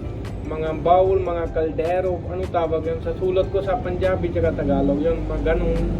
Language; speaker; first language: Filipino; non-native, learner; Punjabi